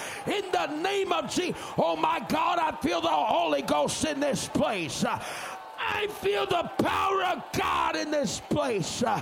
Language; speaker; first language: English; native; English